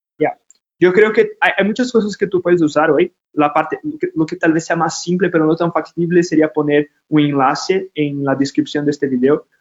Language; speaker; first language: Spanish; non-native, fluent; Portuguese